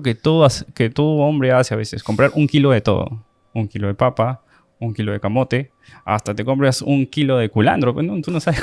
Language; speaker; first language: Spanish; native; Spanish